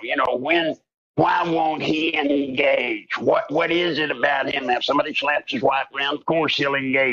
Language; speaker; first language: English; native; English